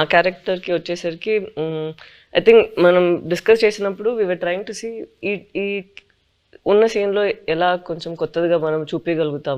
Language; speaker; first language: Telugu; non-native, fluent; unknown